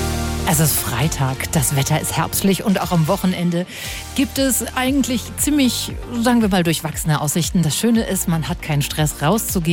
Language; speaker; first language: German; native; German